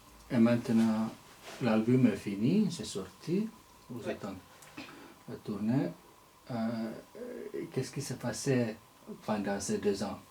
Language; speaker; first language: French; non-native, fluent; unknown